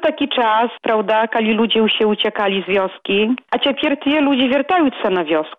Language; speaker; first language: Polish; non-native, local second language; Belarusian